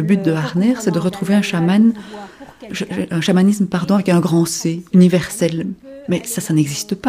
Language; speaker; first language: French; native; French